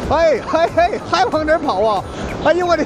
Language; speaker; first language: Chinese; native; Chinese